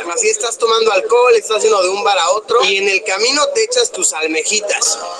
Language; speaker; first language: Spanish; native; Spanish